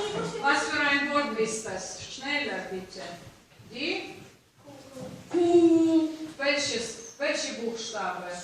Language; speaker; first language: German; non-native, fluent; Russian